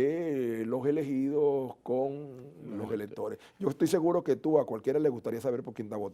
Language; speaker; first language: Spanish; native; Spanish